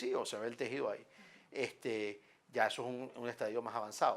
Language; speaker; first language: Spanish; native; Spanish